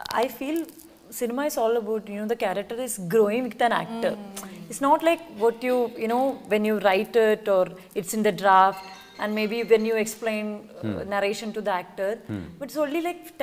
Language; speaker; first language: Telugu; non-native, learner; Malayalam